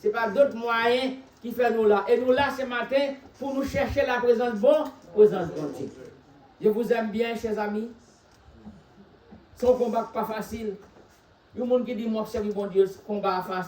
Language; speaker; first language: French; non-native, local second language; Haitian Creole